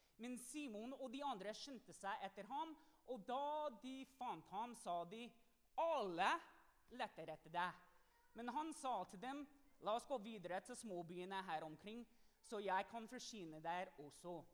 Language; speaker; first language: Norwegian; non-native, fluent; English